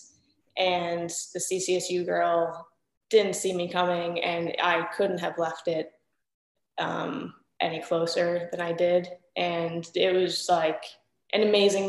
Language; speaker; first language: English; native; English